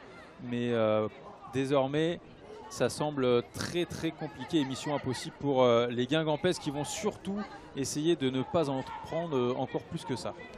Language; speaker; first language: French; native; French